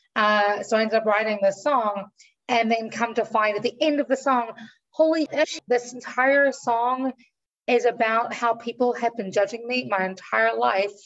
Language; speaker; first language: English; native; English